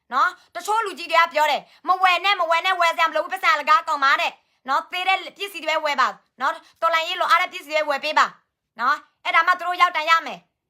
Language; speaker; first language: Burmese; non-native, local second language; S'gaw Karen